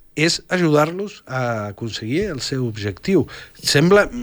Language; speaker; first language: Catalan; early bilingual, other home language; Spanish